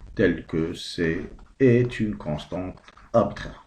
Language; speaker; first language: French; non-native, local second language; Arabic